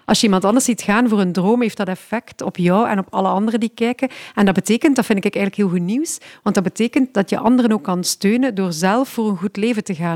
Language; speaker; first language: Dutch; native; Dutch